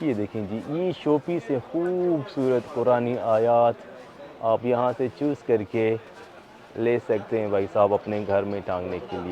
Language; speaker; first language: Hindi; non-native, local second language; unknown